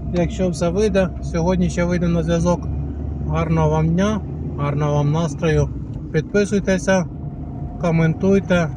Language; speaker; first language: Ukrainian; non-native, local second language; Russian